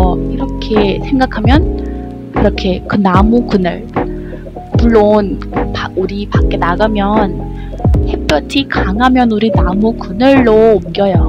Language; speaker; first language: Korean; non-native, learner; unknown